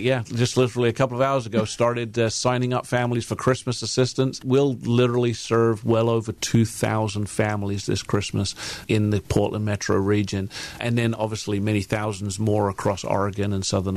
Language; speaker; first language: English; native; English